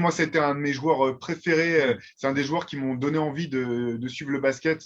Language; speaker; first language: French; native; French